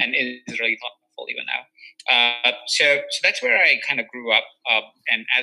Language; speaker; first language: English; non-native, local second language; Hindi